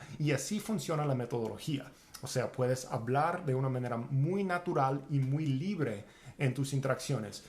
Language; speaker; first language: Spanish; non-native, fluent; English